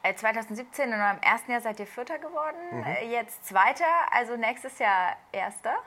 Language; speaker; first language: German; native; German